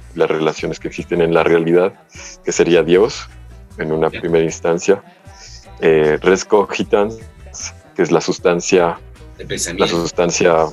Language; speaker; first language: Spanish; early bilingual, heritage; Spanish